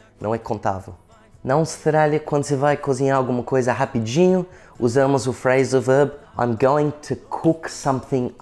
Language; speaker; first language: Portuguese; non-native, fluent; English